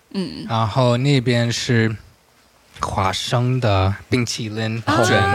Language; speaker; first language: Chinese; non-native, fluent; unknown